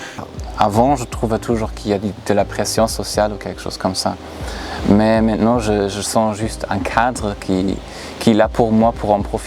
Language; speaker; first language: French; non-native, fluent; German